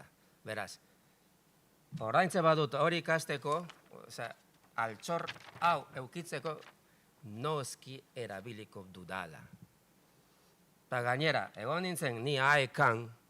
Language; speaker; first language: Basque; non-native, learner; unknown